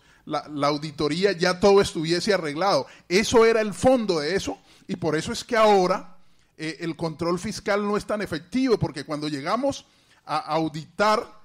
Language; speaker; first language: Spanish; native; Spanish